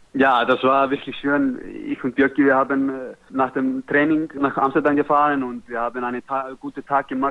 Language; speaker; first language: German; non-native, learner; Icelandic